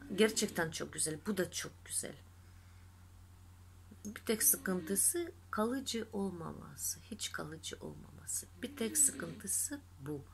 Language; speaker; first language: Turkish; non-native, fluent; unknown